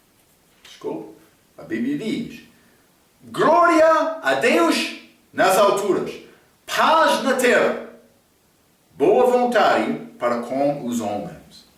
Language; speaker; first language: Portuguese; non-native, fluent; English